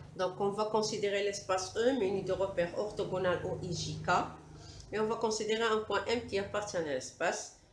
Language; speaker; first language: French; non-native, local second language; Arabic